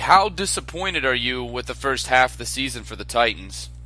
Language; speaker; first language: English; native; English